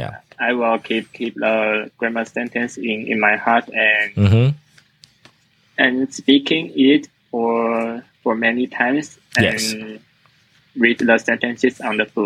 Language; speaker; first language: English; non-native, learner; Chinese